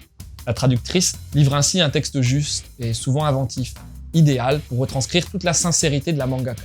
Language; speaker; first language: French; native; French